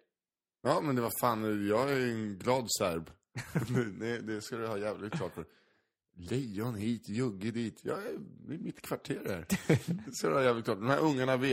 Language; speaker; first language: Swedish; native; Swedish